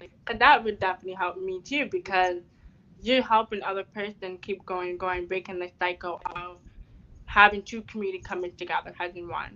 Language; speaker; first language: English; native; English